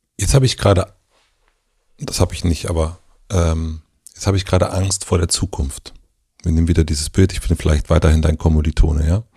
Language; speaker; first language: German; native; German